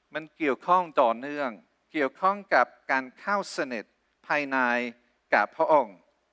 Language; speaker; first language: Thai; non-native, fluent; English